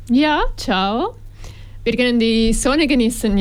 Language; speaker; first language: German; non-native, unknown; Spanish